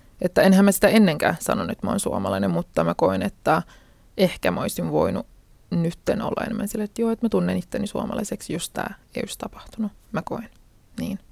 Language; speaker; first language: Finnish; early bilingual, other home language; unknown